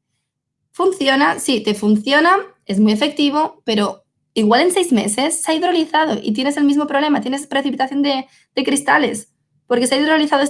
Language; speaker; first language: Spanish; native; Spanish